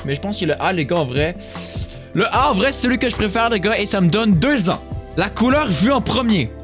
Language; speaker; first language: French; native; French